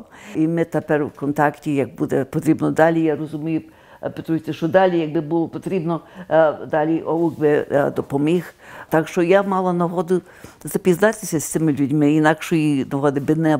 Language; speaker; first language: Ukrainian; early bilingual, heritage; Ukrainian